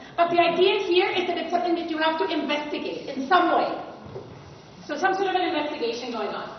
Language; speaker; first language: English; native; English